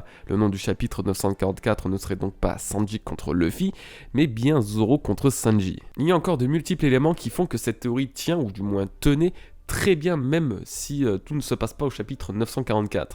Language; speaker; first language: French; native; French